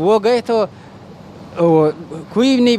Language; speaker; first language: Hindi; non-native, learner; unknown